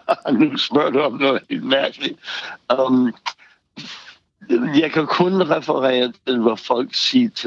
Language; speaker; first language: Danish; non-native, fluent; English